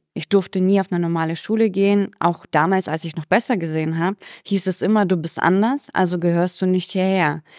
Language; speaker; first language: German; early bilingual, other home language; Russian